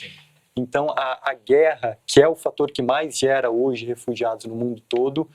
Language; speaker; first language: Portuguese; native; Portuguese